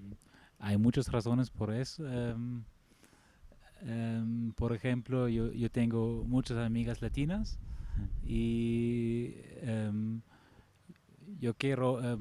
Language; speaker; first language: Spanish; non-native, learner; German